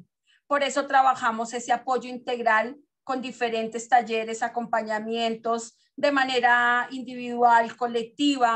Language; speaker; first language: Spanish; native; Spanish